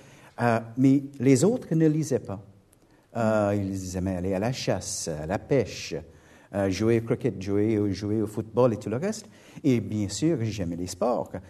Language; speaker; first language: French; non-native, fluent; English